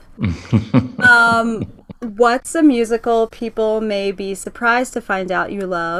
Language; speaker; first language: English; native; English